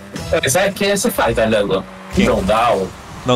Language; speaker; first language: Spanish; native; Spanish